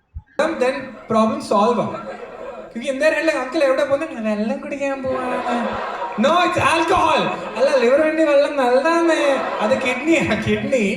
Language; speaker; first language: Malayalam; non-native, learner; English